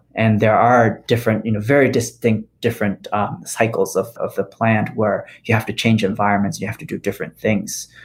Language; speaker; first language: English; non-native, fluent; Japanese